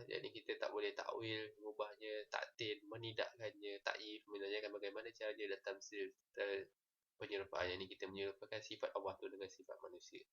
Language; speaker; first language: Malay; native; Malay